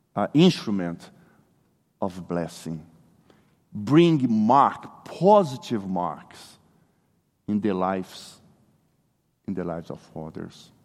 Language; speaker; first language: English; non-native, fluent; Portuguese